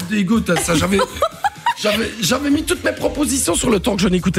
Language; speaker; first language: French; native; French